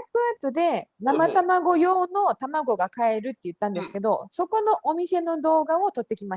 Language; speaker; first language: Japanese; native; Japanese